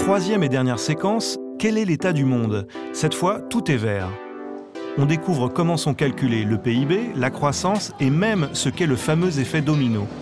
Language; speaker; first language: French; native; French